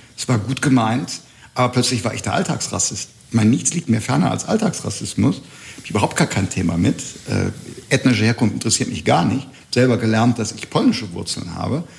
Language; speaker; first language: German; native; German